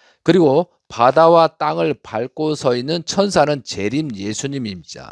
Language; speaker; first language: Korean; native; Korean